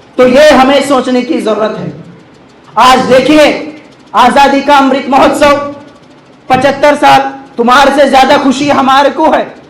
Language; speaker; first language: Hindi; non-native, local second language; Urdu